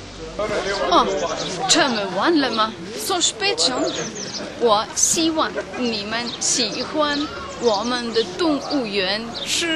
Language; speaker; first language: Chinese; non-native, learner; German